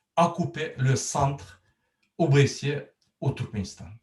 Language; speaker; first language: French; non-native, learner; Turkmen